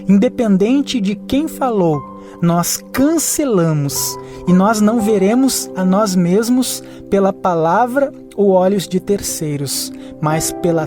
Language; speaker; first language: Portuguese; native; Portuguese